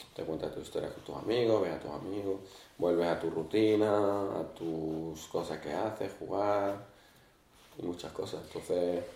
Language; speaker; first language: Spanish; early bilingual, other home language; Arabic